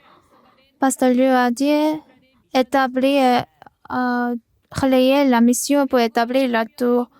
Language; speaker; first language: French; non-native, learner; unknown